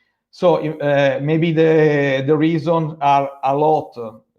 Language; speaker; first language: English; non-native, fluent; Italian